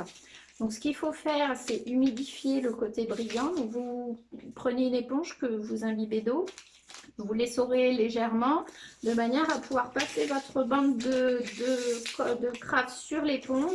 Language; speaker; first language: French; native; French